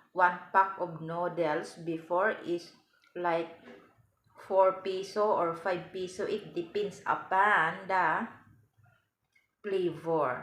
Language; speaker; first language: English; non-native, learner; Cebuano